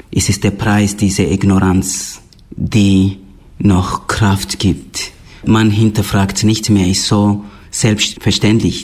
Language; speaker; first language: German; non-native, fluent; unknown